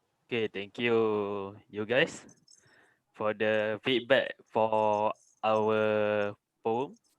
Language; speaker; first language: English; non-native, local second language; Malay